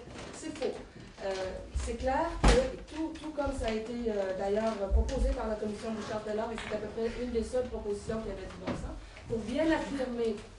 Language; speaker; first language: French; native; French